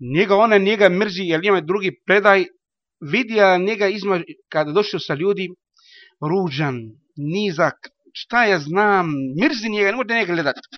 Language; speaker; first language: Bosnian; non-native, learner; Arabic